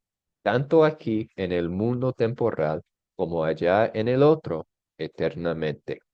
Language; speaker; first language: Spanish; non-native, fluent; English